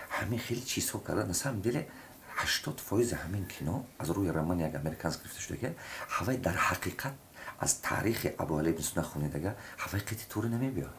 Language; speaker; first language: Tajik; native; Tajik